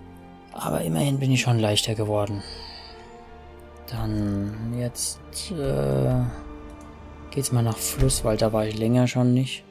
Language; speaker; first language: German; native; German